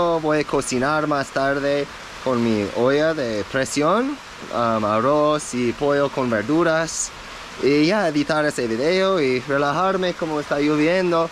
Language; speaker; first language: Spanish; non-native, fluent; English